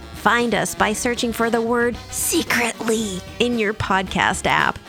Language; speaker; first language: English; native; English